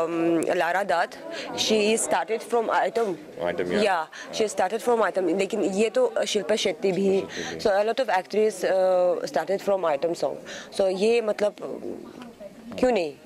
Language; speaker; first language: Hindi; non-native, learner; Azerbaijani